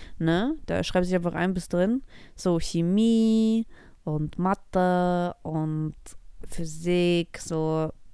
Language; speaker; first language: German; early bilingual, other home language; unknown